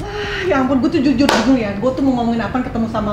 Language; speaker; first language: Indonesian; native; Indonesian